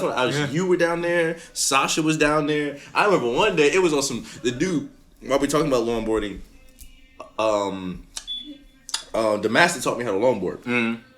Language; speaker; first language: English; native; English